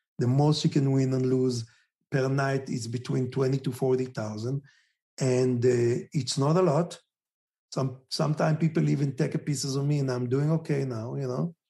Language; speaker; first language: English; non-native, fluent; Hebrew